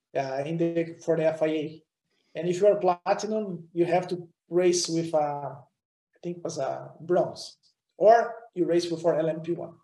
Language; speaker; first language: English; non-native, fluent; Portuguese